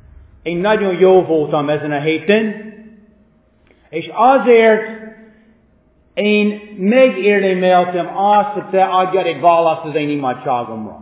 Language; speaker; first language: Hungarian; non-native, fluent; English